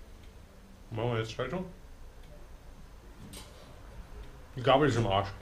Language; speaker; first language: German; native; German